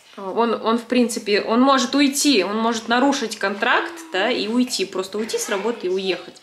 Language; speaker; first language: Russian; native; Russian